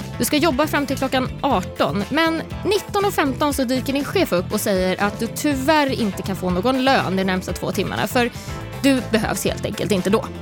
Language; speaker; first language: Swedish; native; Swedish